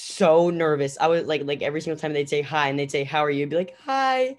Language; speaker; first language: English; native; English